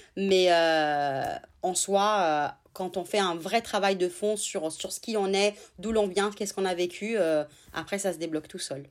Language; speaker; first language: French; non-native, fluent; Italian